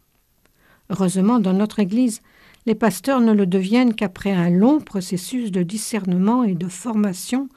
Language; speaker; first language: French; native; French